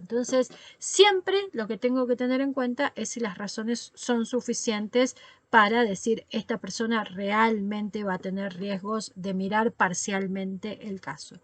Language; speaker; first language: Spanish; native; Spanish